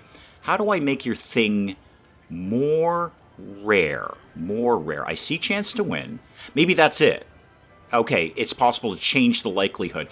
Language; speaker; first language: English; native; English